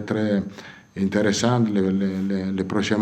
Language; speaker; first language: French; non-native, fluent; Italian